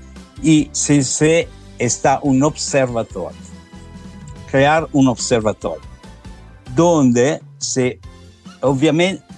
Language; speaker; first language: Spanish; non-native, learner; Italian